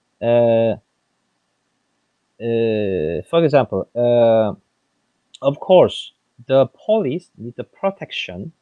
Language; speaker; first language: English; non-native, fluent; French